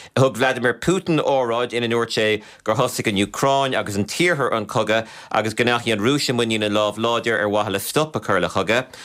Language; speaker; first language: Irish; native; Irish